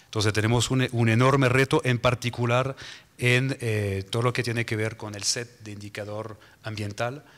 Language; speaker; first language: Spanish; non-native, fluent; French